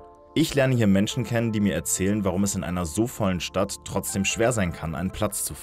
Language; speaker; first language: German; native; German